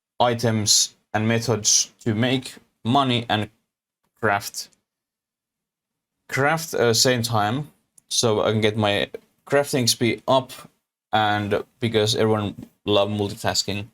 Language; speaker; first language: English; non-native, learner; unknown